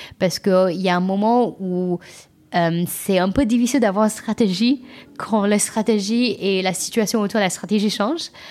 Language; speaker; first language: French; non-native, fluent; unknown